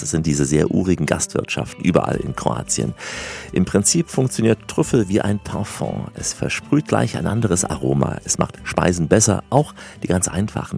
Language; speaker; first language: German; native; German